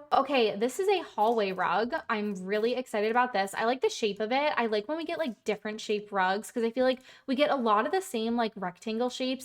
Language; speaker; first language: English; native; English